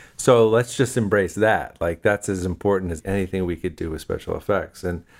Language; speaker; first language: English; native; English